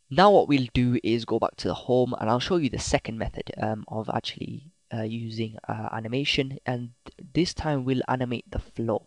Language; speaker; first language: English; native; English